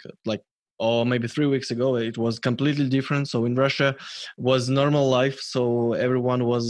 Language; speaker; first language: English; non-native, fluent; Russian